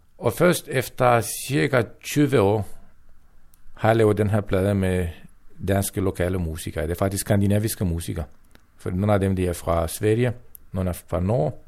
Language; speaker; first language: Danish; non-native, fluent; Romanian